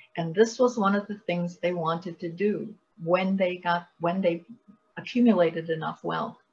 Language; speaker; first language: English; native; English